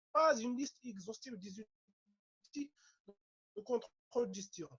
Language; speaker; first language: French; non-native, local second language; Arabic